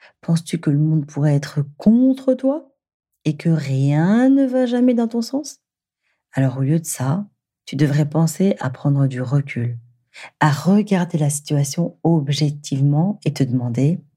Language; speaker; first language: French; native; French